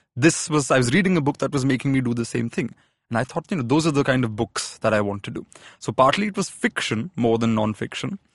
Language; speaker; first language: English; non-native, local second language; Malayalam